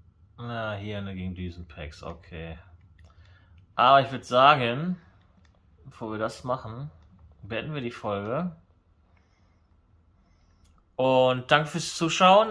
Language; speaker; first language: German; native; German